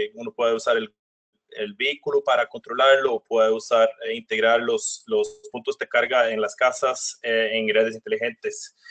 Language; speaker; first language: Spanish; non-native, fluent; Norwegian